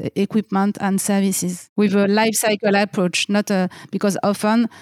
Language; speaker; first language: English; non-native, fluent; French